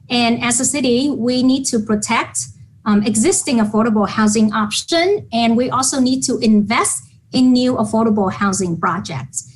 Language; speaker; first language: English; non-native, fluent; Vietnamese